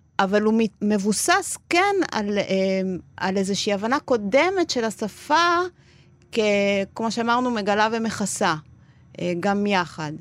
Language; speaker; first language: Hebrew; non-native, fluent; Spanish